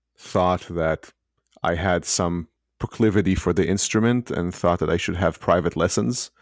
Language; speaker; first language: English; early bilingual, other home language; Hebrew